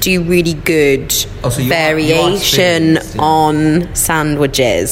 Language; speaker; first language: English; native; English